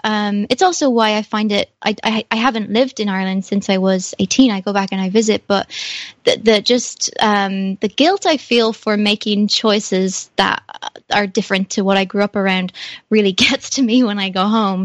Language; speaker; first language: English; native; English